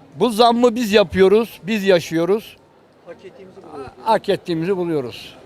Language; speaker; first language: Turkish; native; Turkish